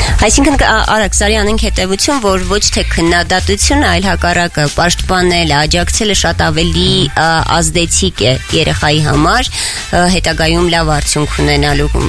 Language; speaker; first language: Armenian; native; Armenian